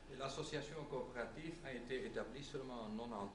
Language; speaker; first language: French; non-native, local second language; Dutch